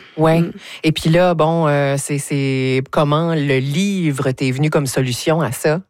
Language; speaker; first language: French; native; French